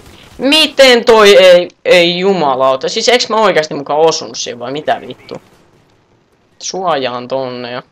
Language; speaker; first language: Finnish; native; Finnish